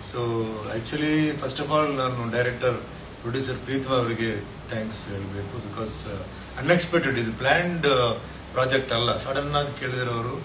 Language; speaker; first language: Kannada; non-native, local second language; Tulu